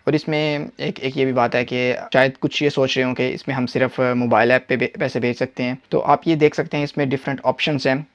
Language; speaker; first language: Hindi; non-native, local second language; Punjabi